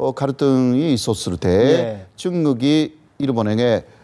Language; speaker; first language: Korean; non-native, fluent; Japanese